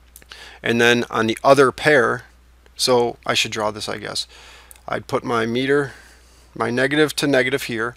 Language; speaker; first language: English; native; English